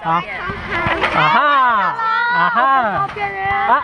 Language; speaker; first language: Chinese; non-native, learner; English